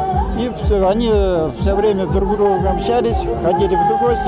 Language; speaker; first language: Russian; native; Russian